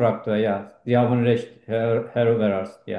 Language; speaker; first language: German; non-native, learner; Turkish